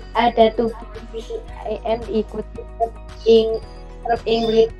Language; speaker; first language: English; non-native, learner; Indonesian